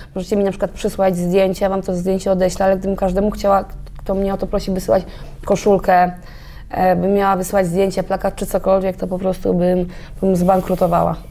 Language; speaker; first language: Polish; native; Polish